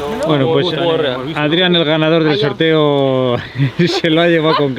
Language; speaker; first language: Spanish; native; Spanish